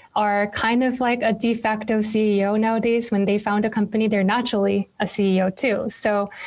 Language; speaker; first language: English; non-native, fluent; Korean